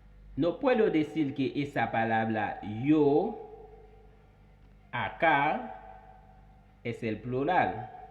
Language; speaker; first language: Spanish; non-native, fluent; Haitian Creole